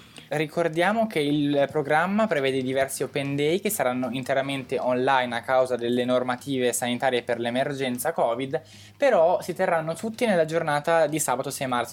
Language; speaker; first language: Italian; native; Italian